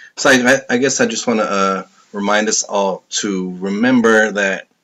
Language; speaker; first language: English; native; English